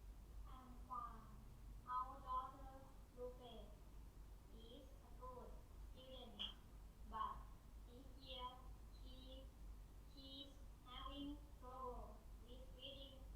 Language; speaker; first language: English; non-native, learner; Thai